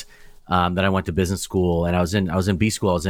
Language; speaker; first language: English; native; English